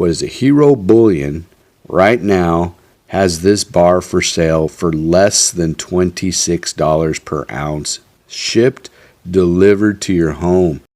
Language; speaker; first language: English; native; English